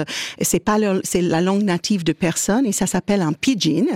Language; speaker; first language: French; native; French